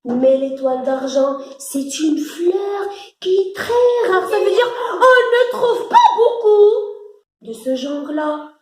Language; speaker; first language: French; non-native, local second language; Arabic